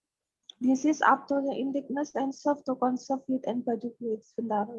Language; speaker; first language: English; non-native, fluent; Indonesian